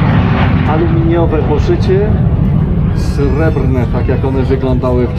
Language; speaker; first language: Polish; native; Polish